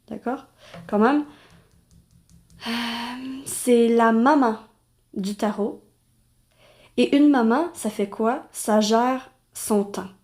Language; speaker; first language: French; native; French